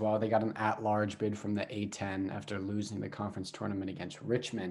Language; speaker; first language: English; native; English